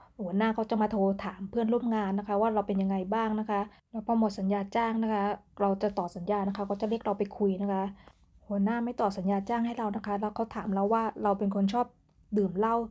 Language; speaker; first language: Thai; native; Thai